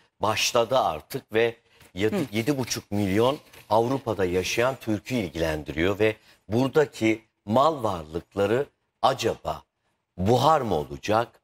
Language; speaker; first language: Turkish; native; Turkish